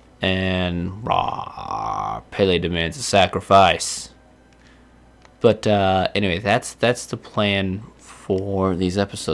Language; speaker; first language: English; native; English